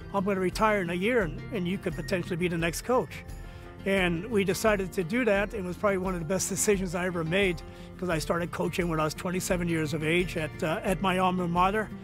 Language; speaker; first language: English; early bilingual, other home language; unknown